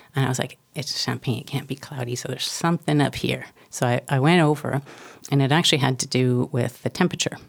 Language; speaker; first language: English; native; English